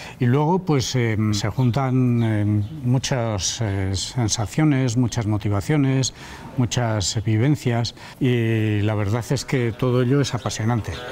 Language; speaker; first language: Spanish; native; Spanish